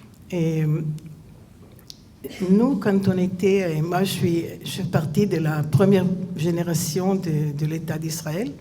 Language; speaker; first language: French; non-native, fluent; Hebrew